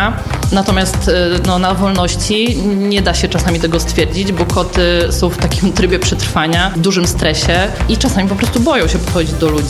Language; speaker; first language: Polish; native; Polish